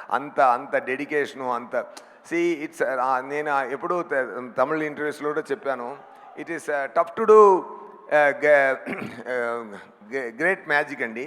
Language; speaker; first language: Telugu; non-native, learner; Tamil